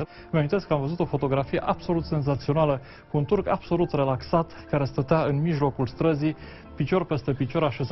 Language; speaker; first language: Romanian; native; Romanian